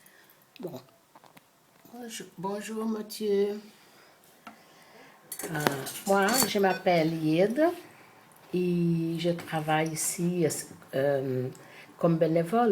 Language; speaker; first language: French; non-native, fluent; Portuguese